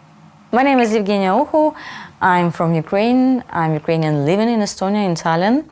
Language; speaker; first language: English; non-native, fluent; Ukrainian